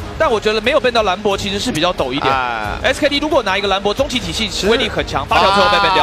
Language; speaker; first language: Chinese; native; Chinese